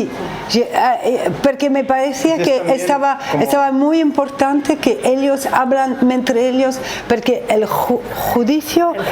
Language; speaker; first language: Spanish; non-native, learner; French